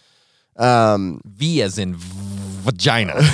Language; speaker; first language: English; native; English